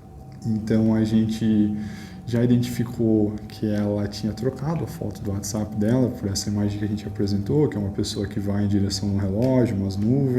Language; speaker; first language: Portuguese; native; Portuguese